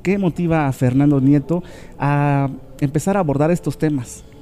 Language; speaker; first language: Spanish; native; Spanish